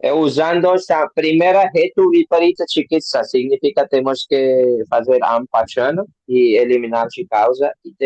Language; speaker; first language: Portuguese; non-native, learner; Hindi